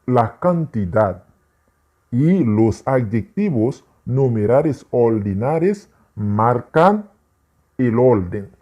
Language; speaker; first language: Spanish; non-native, fluent; Haitian Creole